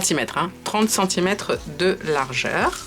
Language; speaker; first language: French; native; French